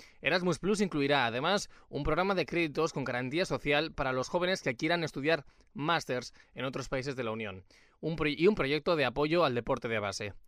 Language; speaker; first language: Spanish; native; Spanish